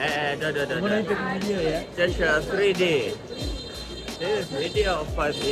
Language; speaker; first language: Chinese; non-native, learner; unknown